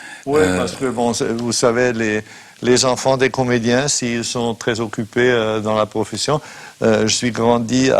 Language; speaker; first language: French; non-native, fluent; German